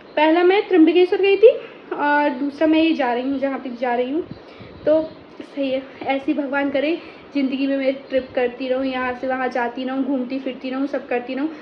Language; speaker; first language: Hindi; native; Hindi